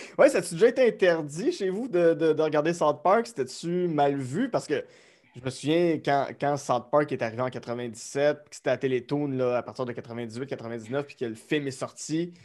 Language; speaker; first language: French; native; French